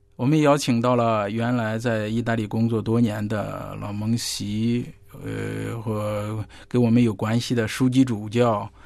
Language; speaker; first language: Chinese; native; Chinese